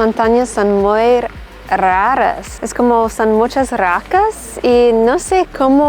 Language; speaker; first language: Spanish; non-native, learner; English